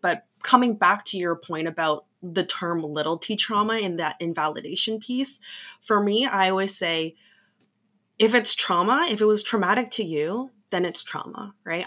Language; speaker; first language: English; native; English